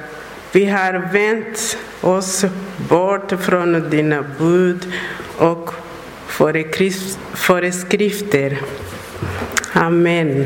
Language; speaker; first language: Swedish; non-native, learner; Persian